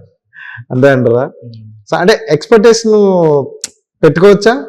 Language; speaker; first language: Telugu; native; Telugu